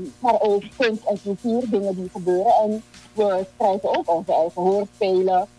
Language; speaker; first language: Dutch; native; Dutch